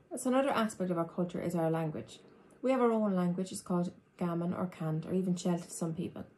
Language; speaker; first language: English; native; English